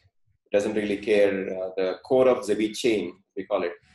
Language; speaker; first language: English; non-native, fluent; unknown